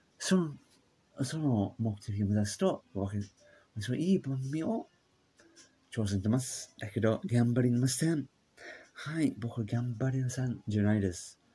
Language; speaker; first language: Japanese; non-native, learner; English